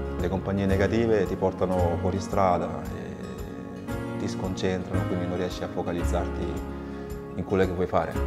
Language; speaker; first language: Italian; early bilingual, other home language; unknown